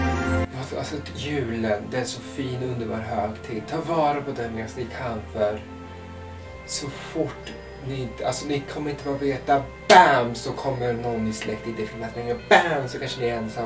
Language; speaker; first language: Swedish; native; Swedish